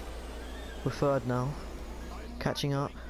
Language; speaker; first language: English; native; English